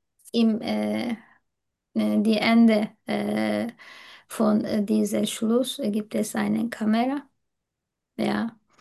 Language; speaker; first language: German; non-native, learner; Turkish